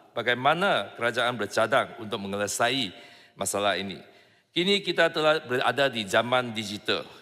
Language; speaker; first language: Malay; non-native, local second language; Chinese